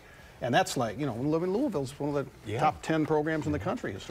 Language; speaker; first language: English; native; English